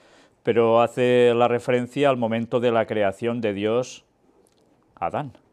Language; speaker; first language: Spanish; native; Spanish